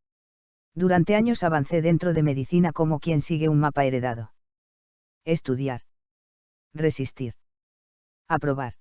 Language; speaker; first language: Spanish; native; Spanish